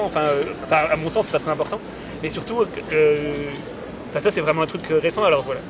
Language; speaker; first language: French; native; French